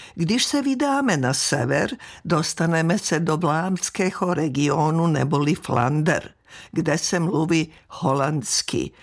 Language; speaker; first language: Czech; non-native, fluent; Serbian